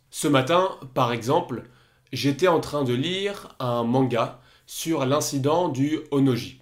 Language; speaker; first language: French; native; French